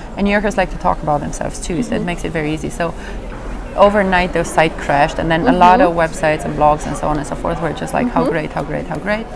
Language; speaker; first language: English; non-native, fluent; Romanian